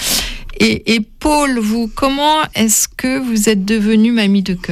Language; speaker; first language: French; native; French